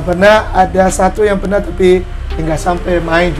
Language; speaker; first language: Indonesian; non-native, fluent; English